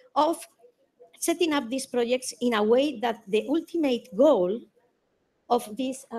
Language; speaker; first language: English; non-native, fluent; Spanish